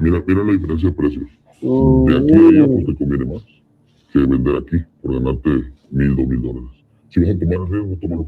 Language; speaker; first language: Spanish; native; Spanish